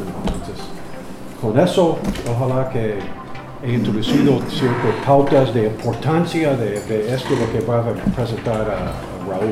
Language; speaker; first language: Spanish; non-native, learner; English